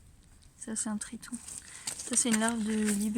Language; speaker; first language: French; native; French